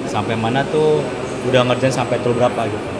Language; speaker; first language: Indonesian; native; Indonesian